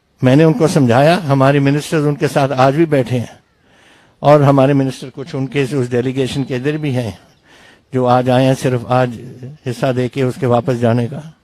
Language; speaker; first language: Hindi; non-native, local second language; Punjabi